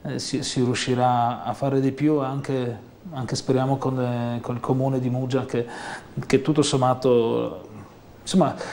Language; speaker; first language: Italian; non-native, fluent; Polish